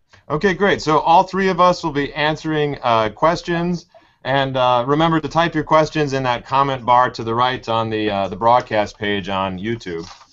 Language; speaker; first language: English; native; English